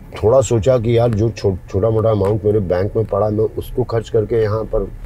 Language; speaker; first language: Hindi; native; Hindi